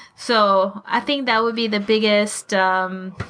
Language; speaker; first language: English; non-native, fluent; Spanish